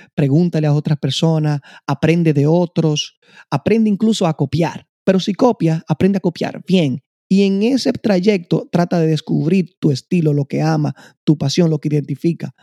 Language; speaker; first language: Spanish; native; Spanish